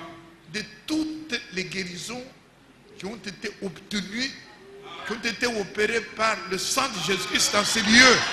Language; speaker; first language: French; non-native, local second language; Luba-Lulua